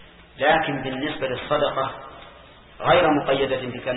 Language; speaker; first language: Arabic; native; Arabic